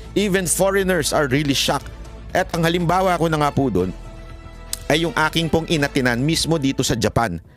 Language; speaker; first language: Filipino; native; Filipino